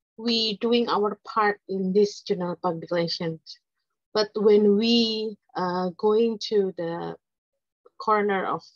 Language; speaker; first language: English; non-native, fluent; Indonesian